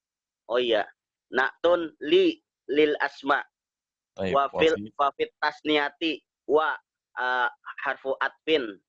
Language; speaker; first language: Arabic; non-native, learner; Indonesian